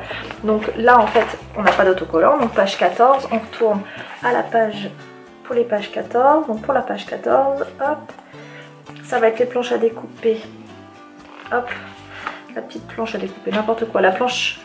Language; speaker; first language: French; native; French